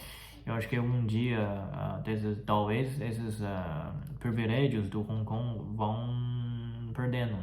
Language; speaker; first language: Portuguese; non-native, fluent; Chinese